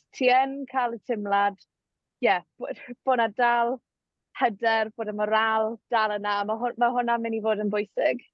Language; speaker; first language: Welsh; native; Welsh